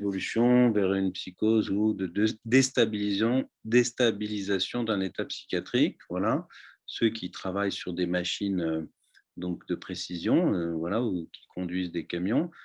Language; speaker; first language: French; native; French